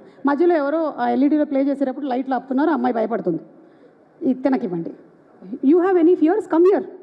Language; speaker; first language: Telugu; native; Telugu